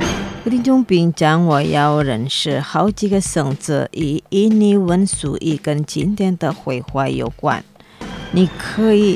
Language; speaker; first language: Chinese; non-native, fluent; Indonesian